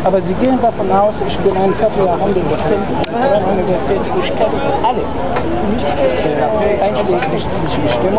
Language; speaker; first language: German; non-native, fluent; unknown